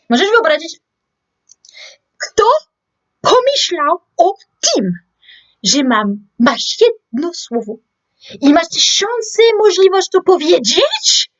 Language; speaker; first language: Polish; non-native, learner; French